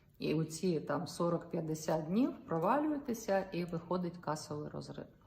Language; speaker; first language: Ukrainian; non-native, local second language; Russian